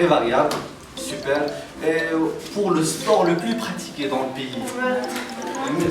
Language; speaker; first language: French; non-native, local second language; Arabic